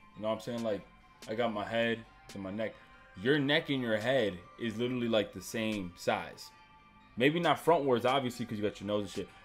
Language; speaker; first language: English; native; English